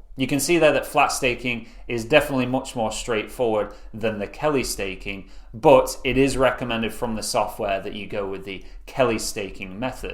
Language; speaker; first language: English; native; English